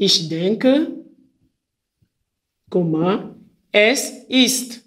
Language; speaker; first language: German; non-native, fluent; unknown